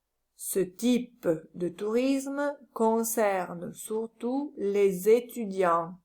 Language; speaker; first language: French; non-native, learner; Italian